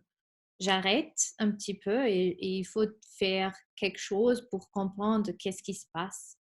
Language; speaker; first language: French; non-native, fluent; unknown